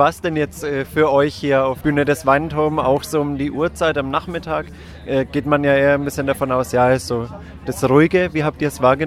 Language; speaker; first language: German; native; German